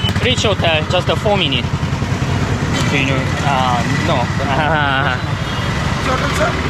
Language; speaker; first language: English; non-native, learner; Korean